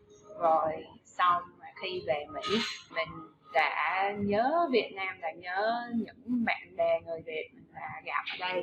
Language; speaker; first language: Vietnamese; non-native, fluent; English